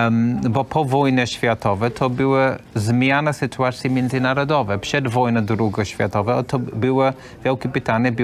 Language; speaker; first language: Polish; non-native, learner; English